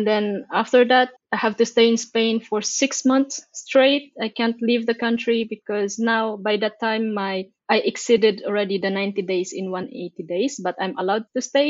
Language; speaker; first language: English; non-native, local second language; Filipino